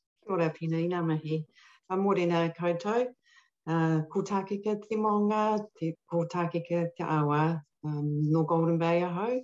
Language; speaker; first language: Māori; non-native, learner; English